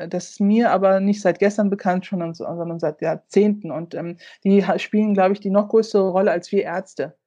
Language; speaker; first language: German; early bilingual, other home language; Turkish